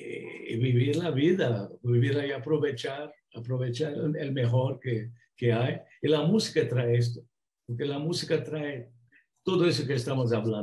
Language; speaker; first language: Spanish; non-native, fluent; Portuguese